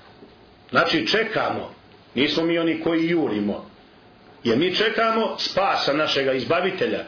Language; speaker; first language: Croatian; native; Croatian